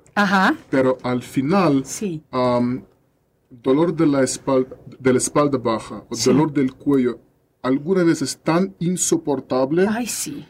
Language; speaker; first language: Spanish; non-native, learner; Russian